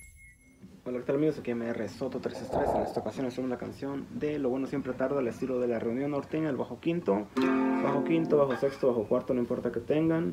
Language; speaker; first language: Spanish; native; Spanish